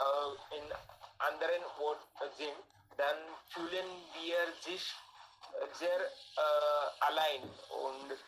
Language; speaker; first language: German; non-native, learner; Hindi